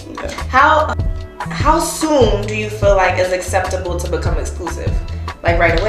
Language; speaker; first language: English; native; English